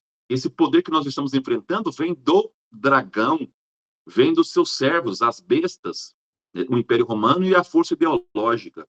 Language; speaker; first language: Portuguese; native; Portuguese